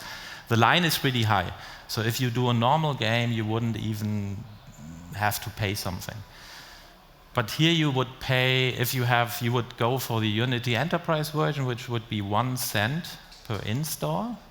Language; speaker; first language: English; non-native, fluent; German